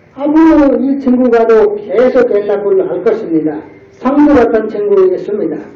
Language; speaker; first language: Korean; non-native, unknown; Nepali